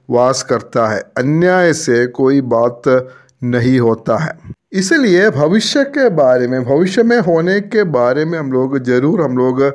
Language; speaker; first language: Hindi; non-native, local second language; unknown